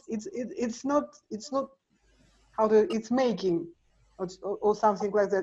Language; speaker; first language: English; non-native, learner; Russian